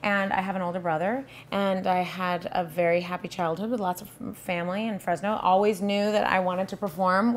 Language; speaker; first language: English; native; English